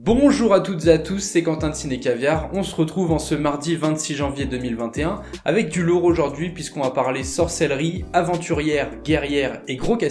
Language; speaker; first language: French; native; French